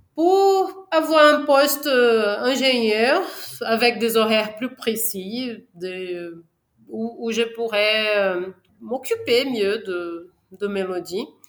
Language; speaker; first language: French; non-native, fluent; Portuguese